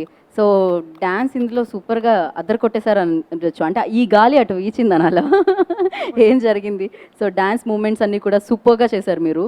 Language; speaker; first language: Telugu; native; Telugu